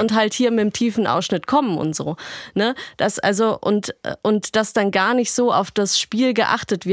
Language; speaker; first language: German; native; German